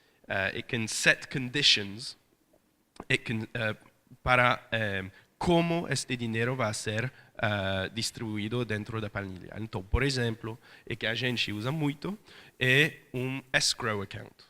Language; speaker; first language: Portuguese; non-native, fluent; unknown